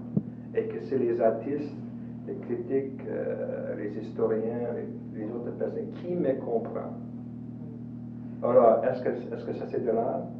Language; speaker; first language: French; non-native, local second language; English